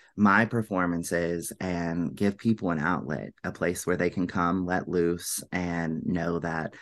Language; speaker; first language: English; native; English